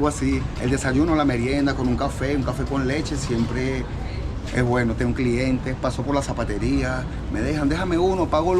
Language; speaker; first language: Spanish; native; Spanish